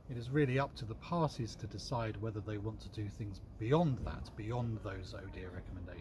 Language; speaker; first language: English; native; English